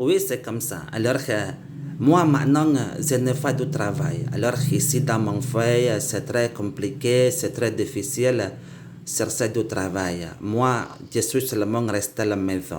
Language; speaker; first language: French; non-native, learner; Indonesian